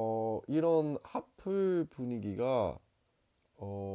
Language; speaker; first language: Korean; non-native, learner; English